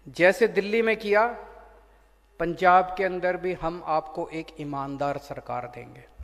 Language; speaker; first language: Hindi; native; Hindi